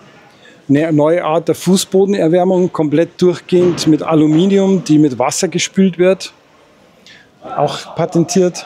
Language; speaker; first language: German; native; German